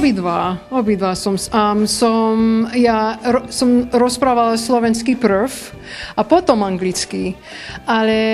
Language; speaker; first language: Slovak; early bilingual, heritage; Slovak